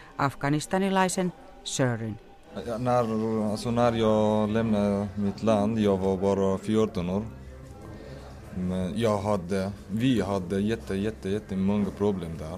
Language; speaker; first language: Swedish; non-native, fluent; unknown